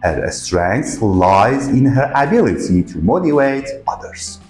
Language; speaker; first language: English; non-native, fluent; Persian